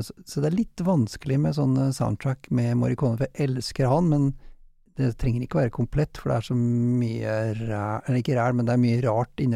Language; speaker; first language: Norwegian; native; Norwegian